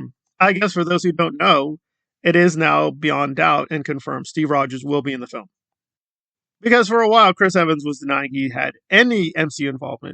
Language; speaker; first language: English; native; English